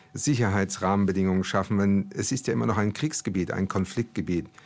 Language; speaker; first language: German; early bilingual, other home language; Portuguese